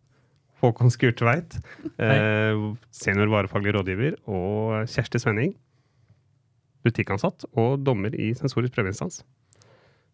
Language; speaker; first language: Norwegian; native; Norwegian